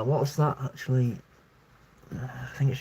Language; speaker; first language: English; native; English